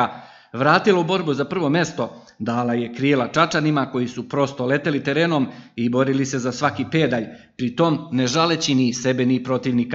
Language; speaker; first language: Serbian; native; Serbian